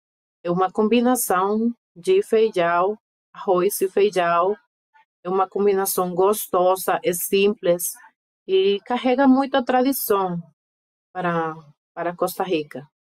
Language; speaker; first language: Portuguese; non-native, fluent; Spanish